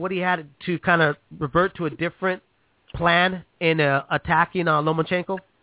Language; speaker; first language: English; native; English